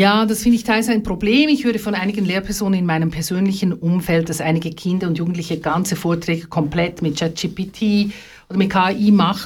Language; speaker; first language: German; native; German